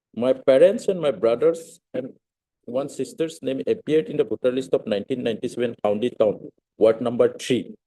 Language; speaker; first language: English; non-native, local second language; Assamese